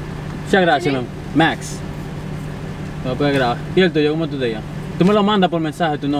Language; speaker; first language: Spanish; early bilingual, heritage; Spanish